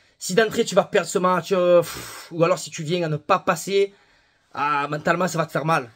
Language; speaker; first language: French; native; French